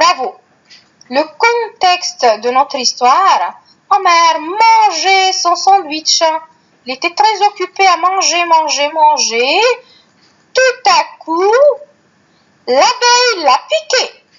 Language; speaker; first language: French; non-native, fluent; Arabic